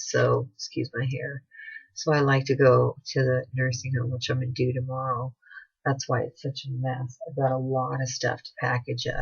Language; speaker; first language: English; native; English